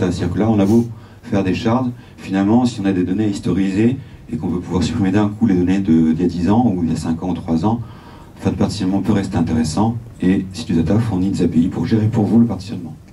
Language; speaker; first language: French; native; French